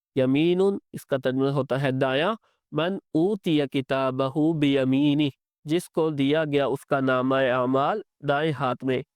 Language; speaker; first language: Urdu; native; Urdu